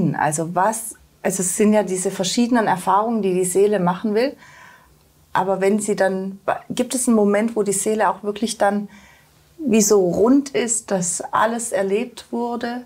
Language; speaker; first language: German; native; German